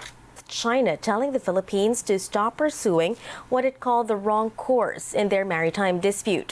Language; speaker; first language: English; non-native, local second language; Filipino